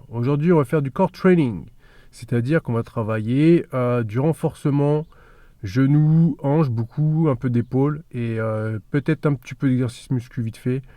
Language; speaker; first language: French; native; French